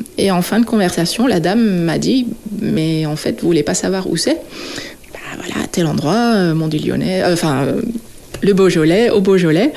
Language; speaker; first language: French; non-native, fluent; Dutch